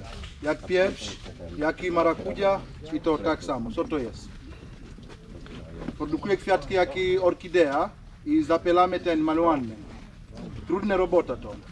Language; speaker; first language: Polish; non-native, learner; Swahili